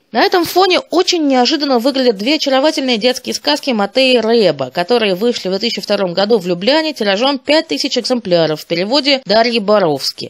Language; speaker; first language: Russian; native; Russian